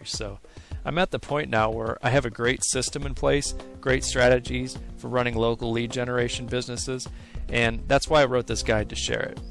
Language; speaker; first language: English; native; English